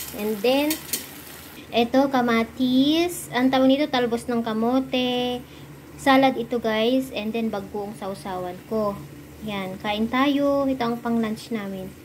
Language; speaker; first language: Filipino; non-native, local second language; Iloko